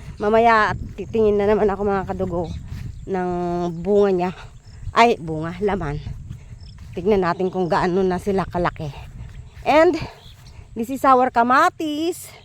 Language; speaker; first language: Filipino; non-native, local second language; Iloko